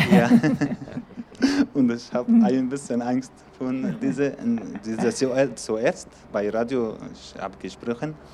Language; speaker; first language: German; non-native, learner; Arabic